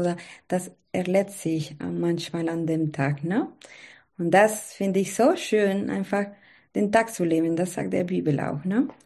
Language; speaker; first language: German; non-native, learner; Spanish